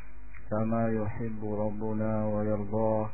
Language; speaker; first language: Arabic; non-native, fluent; Indonesian